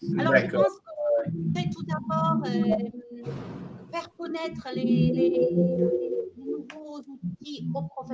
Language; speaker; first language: French; non-native, fluent; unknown